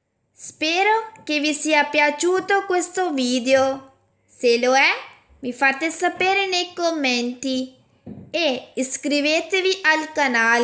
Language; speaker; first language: Italian; non-native, fluent; Urdu